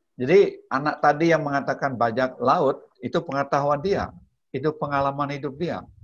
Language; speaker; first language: Indonesian; non-native, local second language; Balinese